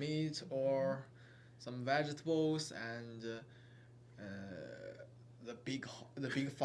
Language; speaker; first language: English; non-native, learner; Chinese